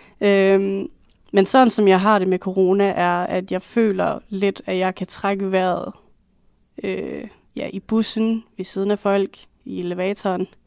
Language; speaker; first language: Danish; native; Danish